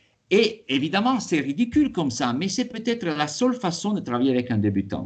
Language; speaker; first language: French; non-native, fluent; Italian